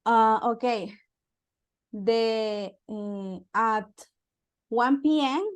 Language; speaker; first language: English; non-native, learner; Spanish